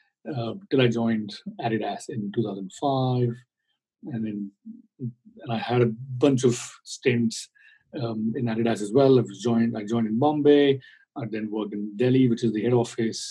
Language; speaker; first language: English; non-native, local second language; Hindi